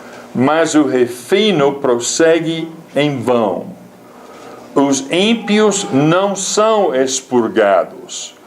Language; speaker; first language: Portuguese; non-native, fluent; English